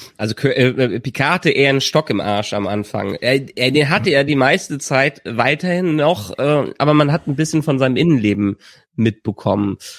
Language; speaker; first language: German; native; German